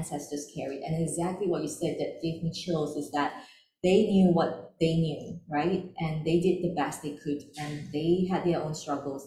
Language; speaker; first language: English; non-native, local second language; Chinese